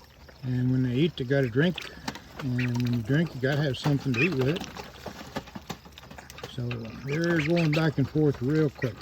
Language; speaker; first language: English; native; English